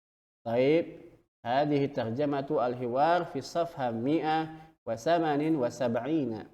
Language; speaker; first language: Arabic; non-native, fluent; Indonesian